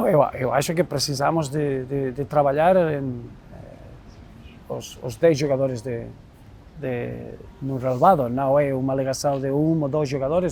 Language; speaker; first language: Portuguese; non-native, fluent; Spanish